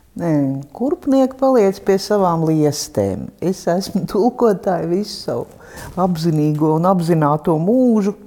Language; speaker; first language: Latvian; non-native, local second language; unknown